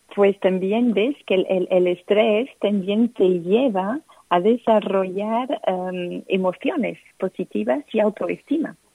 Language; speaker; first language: Spanish; non-native, fluent; French